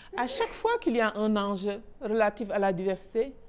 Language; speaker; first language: French; non-native, local second language; Wolof